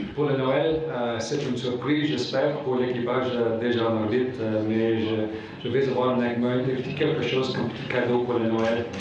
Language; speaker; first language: French; non-native, fluent; English